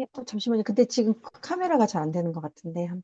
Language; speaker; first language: Korean; native; Korean